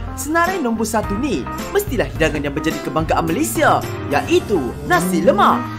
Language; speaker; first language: Malay; native; Malay